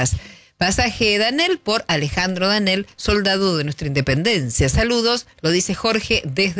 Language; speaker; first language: Spanish; native; Spanish